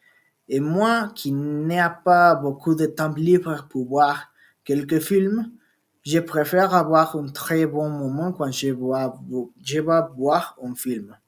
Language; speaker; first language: French; non-native, learner; Spanish